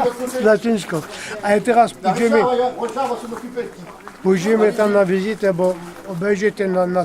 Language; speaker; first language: Polish; early bilingual, heritage; Polish